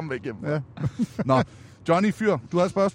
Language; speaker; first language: Danish; native; Danish